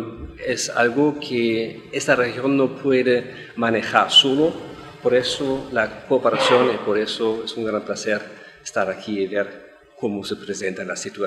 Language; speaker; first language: Spanish; non-native, fluent; German